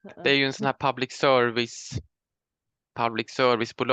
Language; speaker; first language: Swedish; native; Swedish